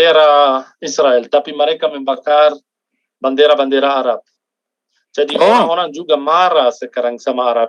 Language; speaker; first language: Indonesian; non-native, fluent; Arabic